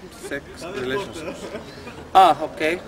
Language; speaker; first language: English; non-native, learner; Estonian